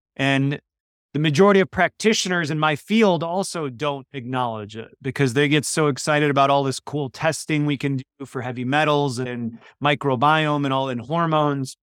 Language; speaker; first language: English; early bilingual, other home language; Polish